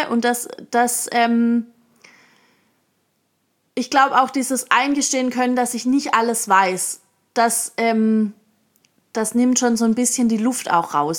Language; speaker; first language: German; native; German